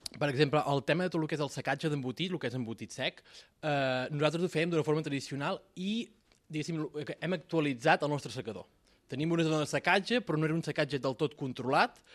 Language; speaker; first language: Catalan; native; Catalan